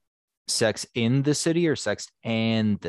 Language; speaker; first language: English; native; English